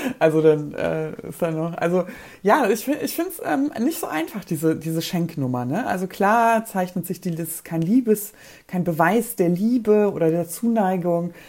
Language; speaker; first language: German; early bilingual, other home language; Polish